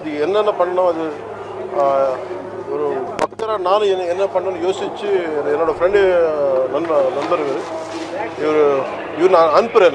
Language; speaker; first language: Tamil; non-native, learner; Telugu